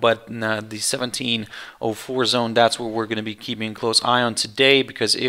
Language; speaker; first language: English; non-native, fluent; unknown